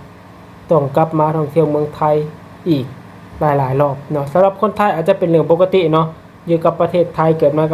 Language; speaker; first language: Thai; non-native, local second language; Lao